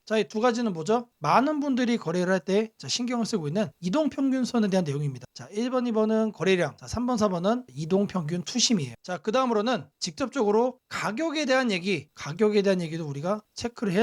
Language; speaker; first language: Korean; native; Korean